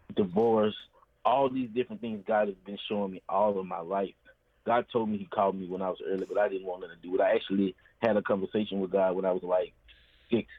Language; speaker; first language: English; native; English